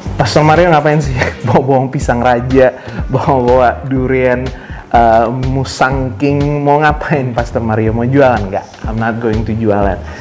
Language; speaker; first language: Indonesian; native; Indonesian